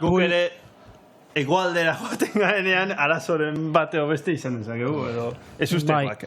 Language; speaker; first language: Basque; native; Basque